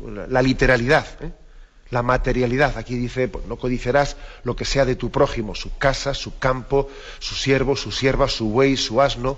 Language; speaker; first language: Spanish; native; Spanish